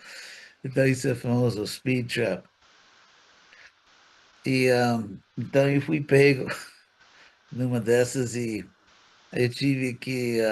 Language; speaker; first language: Portuguese; non-native, fluent; English